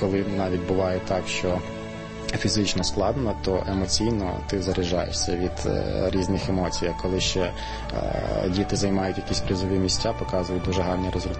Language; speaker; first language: Ukrainian; native; Ukrainian